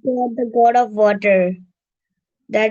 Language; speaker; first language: English; non-native, learner; Hindi